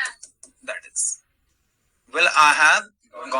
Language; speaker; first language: English; non-native, fluent; Hindi